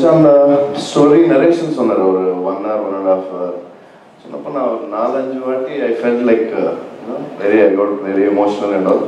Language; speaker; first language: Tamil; non-native, learner; Telugu